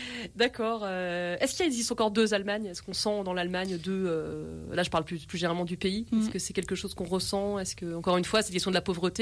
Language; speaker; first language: French; native; French